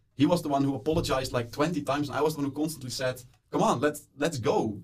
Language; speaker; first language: English; non-native, fluent; Dutch